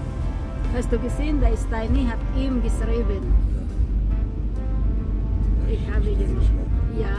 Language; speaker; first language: German; non-native, learner; Filipino